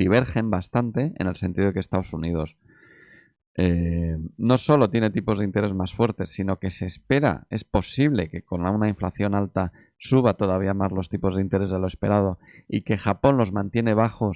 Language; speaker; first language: Spanish; native; Spanish